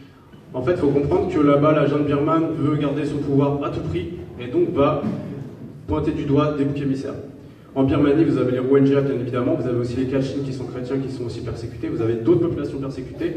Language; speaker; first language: French; native; French